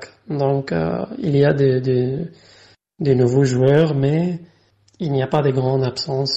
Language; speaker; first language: French; non-native, fluent; Arabic